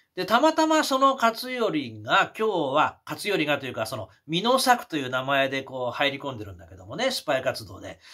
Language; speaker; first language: Japanese; native; Japanese